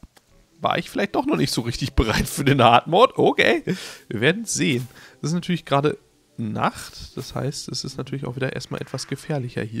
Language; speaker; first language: German; native; German